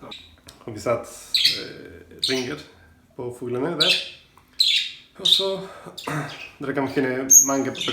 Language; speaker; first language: Norwegian; non-native, learner; Spanish